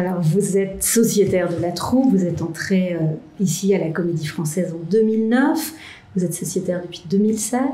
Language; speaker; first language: French; native; French